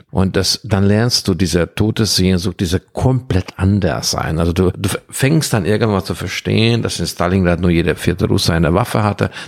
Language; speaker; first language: German; non-native, fluent; Hungarian